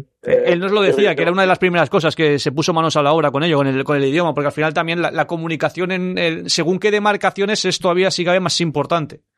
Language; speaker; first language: Spanish; native; Spanish